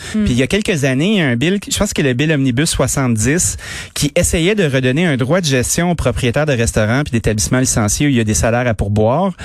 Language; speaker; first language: French; native; French